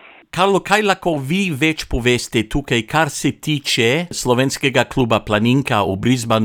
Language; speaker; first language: Slovenian; non-native, local second language; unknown